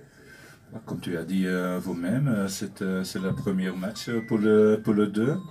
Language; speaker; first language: French; non-native, learner; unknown